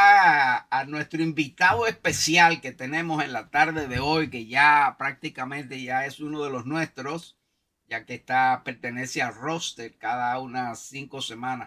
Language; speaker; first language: Spanish; native; Spanish